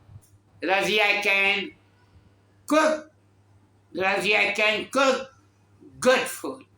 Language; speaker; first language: English; non-native, local second language; Urdu